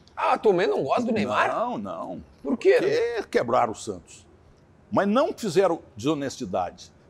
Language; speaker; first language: Portuguese; native; Portuguese